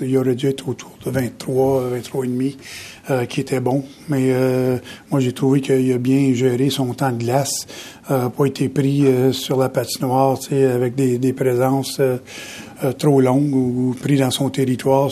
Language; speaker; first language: French; native; French